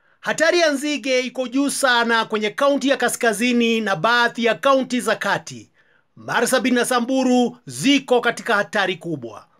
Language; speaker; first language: Swahili; native; Swahili